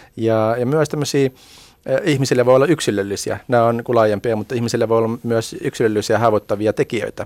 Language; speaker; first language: Finnish; early bilingual, other home language; Arabic